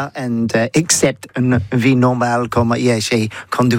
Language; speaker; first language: French; non-native, learner; English